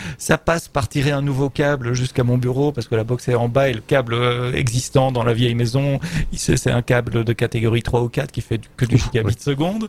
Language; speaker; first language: French; native; French